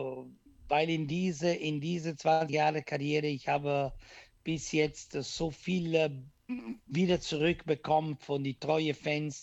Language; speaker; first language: German; non-native, learner; Italian